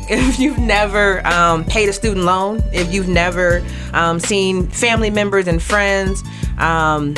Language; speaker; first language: English; native; English